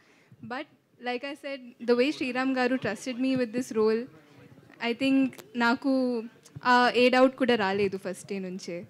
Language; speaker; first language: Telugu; non-native, fluent; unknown